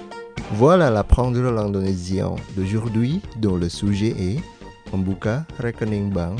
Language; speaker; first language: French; non-native, fluent; Indonesian